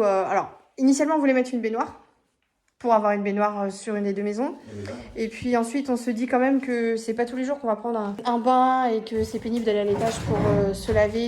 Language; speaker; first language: French; native; French